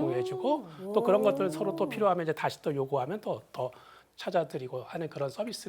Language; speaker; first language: Korean; native; Korean